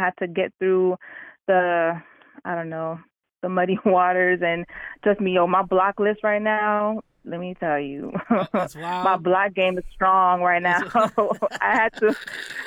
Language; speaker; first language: English; native; English